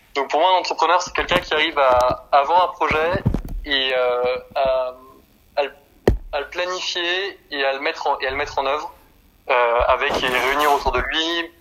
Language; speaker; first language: French; native; French